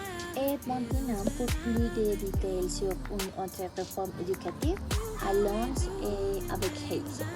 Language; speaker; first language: French; non-native, learner; Spanish